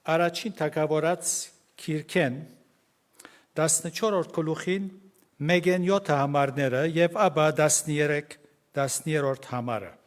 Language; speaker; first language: Armenian; early bilingual, heritage; Armenian